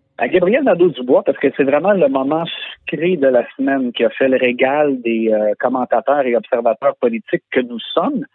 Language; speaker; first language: French; native; French